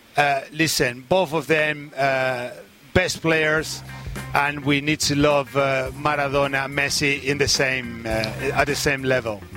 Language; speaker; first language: English; non-native, fluent; Spanish